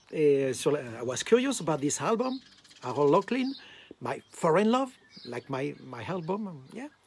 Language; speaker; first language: English; non-native, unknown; French